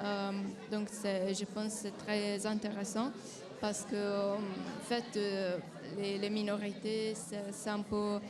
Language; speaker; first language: French; non-native, fluent; Italian